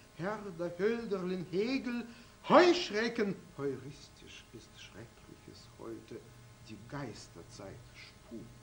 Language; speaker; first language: German; non-native, fluent; Russian